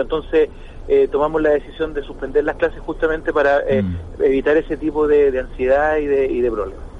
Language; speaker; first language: Spanish; native; Spanish